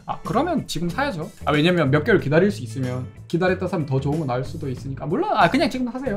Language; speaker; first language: Korean; native; Korean